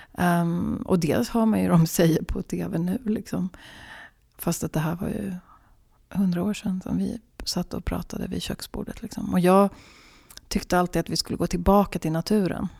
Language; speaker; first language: Swedish; native; Swedish